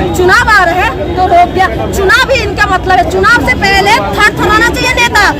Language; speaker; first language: Hindi; non-native, local second language; Manipuri